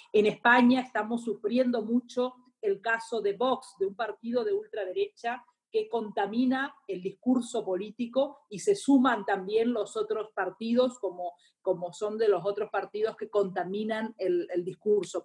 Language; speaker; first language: Spanish; native; Spanish